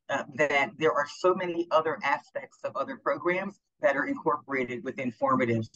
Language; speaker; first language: English; native; English